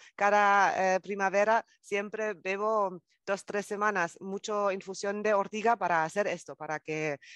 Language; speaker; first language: Spanish; non-native, fluent; German